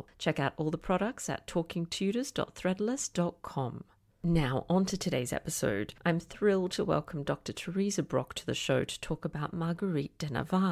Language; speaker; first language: English; native; English